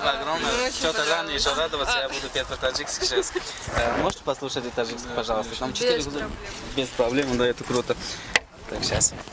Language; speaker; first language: Russian; non-native, local second language; Tajik